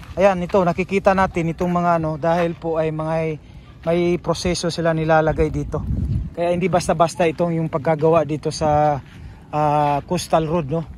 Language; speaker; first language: Filipino; non-native, local second language; Cebuano